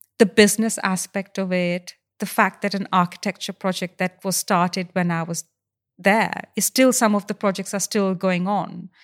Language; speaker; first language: English; non-native, local second language; Hindi